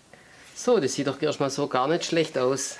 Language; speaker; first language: German; native; German